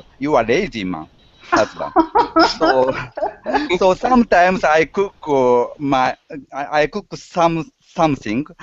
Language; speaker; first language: English; non-native, learner; Japanese